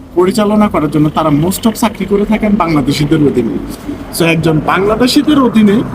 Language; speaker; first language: Bangla; native; Bangla